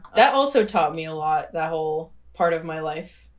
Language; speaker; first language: English; early bilingual, other home language; Ukrainian